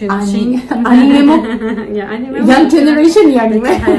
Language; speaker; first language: Japanese; non-native, learner; Georgian